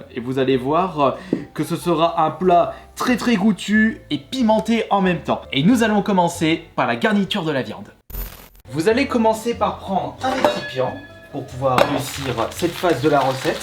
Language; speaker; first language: French; native; French